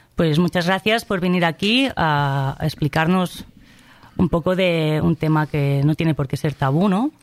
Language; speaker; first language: Spanish; non-native, local second language; Catalan